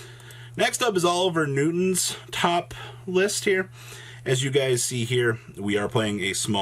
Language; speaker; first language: English; native; English